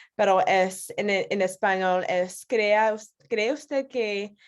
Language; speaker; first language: Spanish; non-native, learner; English